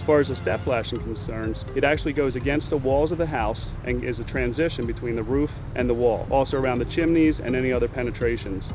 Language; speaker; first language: English; native; English